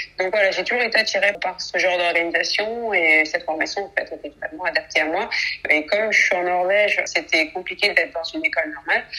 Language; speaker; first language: French; early bilingual, other home language; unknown